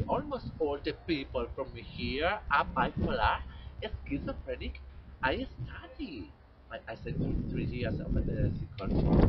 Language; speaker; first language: English; non-native, learner; Spanish